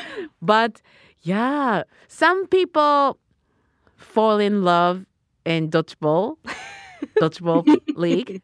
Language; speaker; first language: English; non-native, learner; Japanese